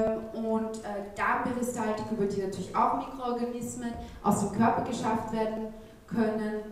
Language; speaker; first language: German; native; German